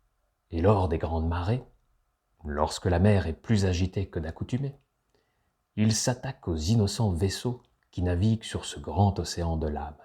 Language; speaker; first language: French; native; French